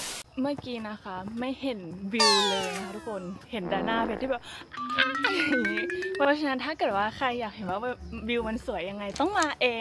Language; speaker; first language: Thai; native; Thai